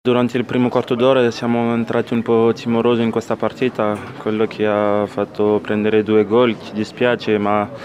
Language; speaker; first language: Italian; non-native, local second language; French